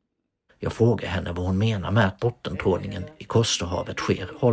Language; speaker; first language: Swedish; native; Swedish